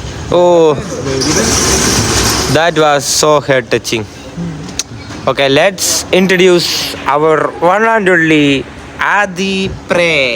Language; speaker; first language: English; non-native, local second language; Malayalam